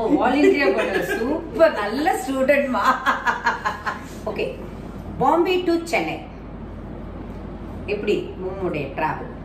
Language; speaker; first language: Tamil; native; Tamil